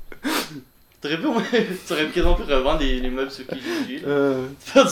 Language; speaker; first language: French; native; French